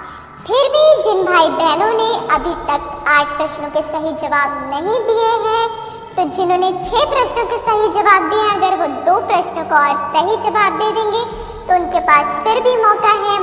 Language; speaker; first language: Hindi; native; Hindi